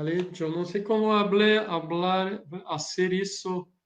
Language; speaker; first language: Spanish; non-native, learner; Portuguese